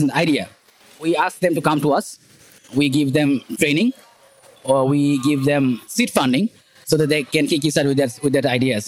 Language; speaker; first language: English; non-native, local second language; Bangla